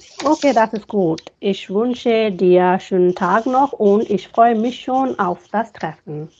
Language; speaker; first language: German; non-native, fluent; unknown